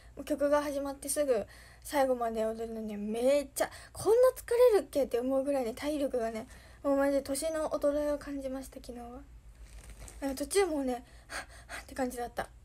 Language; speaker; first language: Japanese; native; Japanese